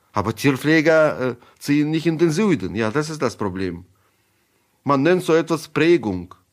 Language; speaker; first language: German; non-native, fluent; Russian